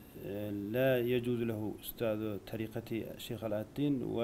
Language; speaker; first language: Arabic; non-native, fluent; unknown